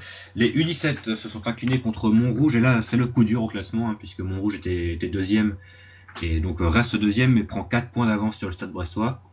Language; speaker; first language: French; native; French